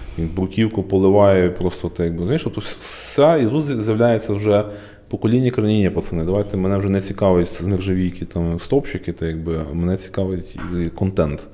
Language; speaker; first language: Ukrainian; native; Ukrainian